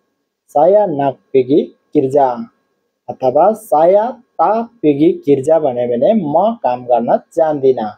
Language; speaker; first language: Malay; non-native, learner; Nepali